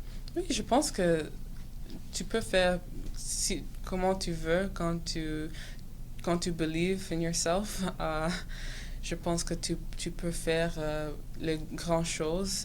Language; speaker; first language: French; non-native, local second language; English